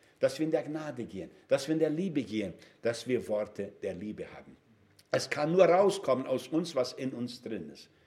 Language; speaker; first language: German; non-native, fluent; Portuguese